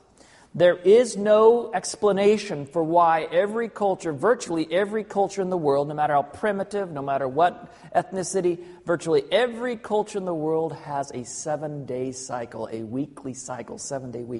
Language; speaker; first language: English; native; English